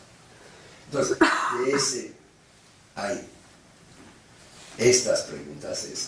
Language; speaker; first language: Spanish; non-native, fluent; English